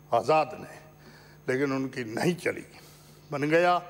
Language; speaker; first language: Hindi; native; Hindi